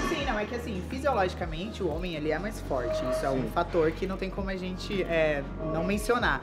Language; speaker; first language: Portuguese; native; Portuguese